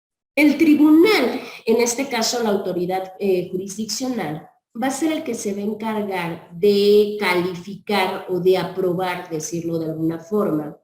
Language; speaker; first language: Spanish; native; Spanish